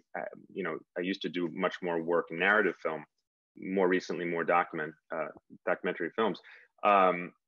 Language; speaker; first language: English; native; English